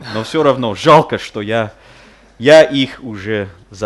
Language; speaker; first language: Russian; non-native, fluent; English